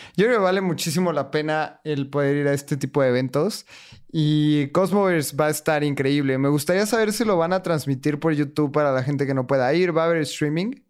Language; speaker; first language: Spanish; native; Spanish